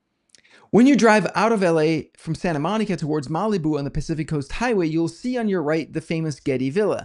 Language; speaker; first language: English; non-native, fluent; Danish